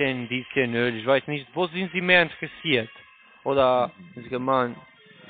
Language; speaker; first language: German; non-native, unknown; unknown